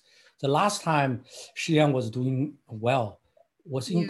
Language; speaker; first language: English; non-native, fluent; Chinese